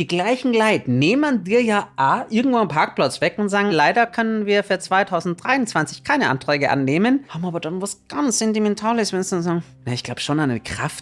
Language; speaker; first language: German; native; German